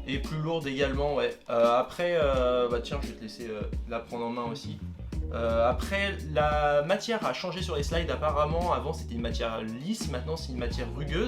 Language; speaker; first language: French; native; French